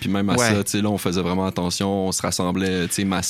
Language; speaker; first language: French; native; French